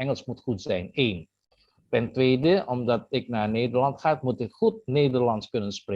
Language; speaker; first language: Dutch; non-native, fluent; Indonesian